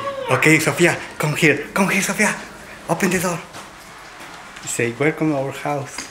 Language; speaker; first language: English; non-native, learner; Spanish